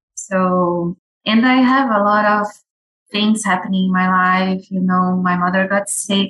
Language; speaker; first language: English; non-native, fluent; Portuguese